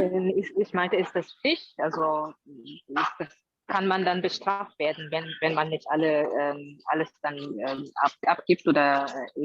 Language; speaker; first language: German; non-native, fluent; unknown